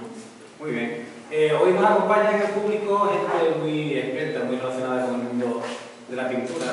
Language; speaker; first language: Spanish; native; Spanish